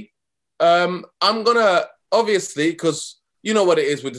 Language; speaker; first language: English; native; English